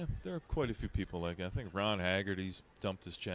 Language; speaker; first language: English; native; English